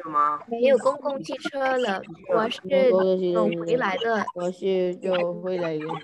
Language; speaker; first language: Chinese; non-native, learner; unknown